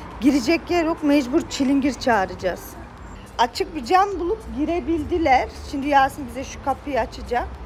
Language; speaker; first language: Turkish; native; Turkish